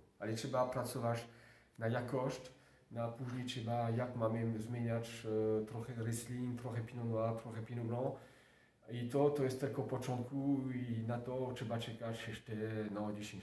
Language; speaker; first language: Polish; non-native, learner; French